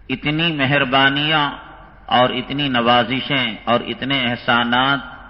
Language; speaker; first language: Urdu; native; Urdu